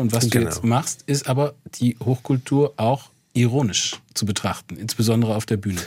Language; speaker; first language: German; native; German